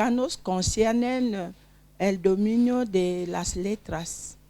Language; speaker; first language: Spanish; non-native, fluent; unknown